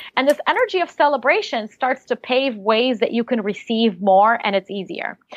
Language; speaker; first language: English; early bilingual, other home language; Russian